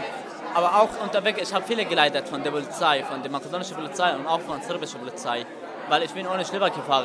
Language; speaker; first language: German; non-native, learner; Arabic